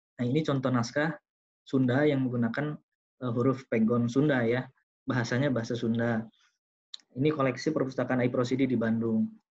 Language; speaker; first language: Indonesian; non-native, local second language; Sundanese